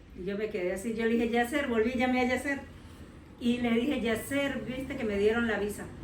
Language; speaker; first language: Spanish; native; Spanish